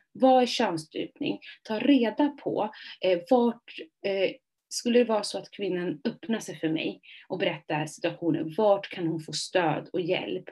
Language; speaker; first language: Swedish; early bilingual, other home language; Somali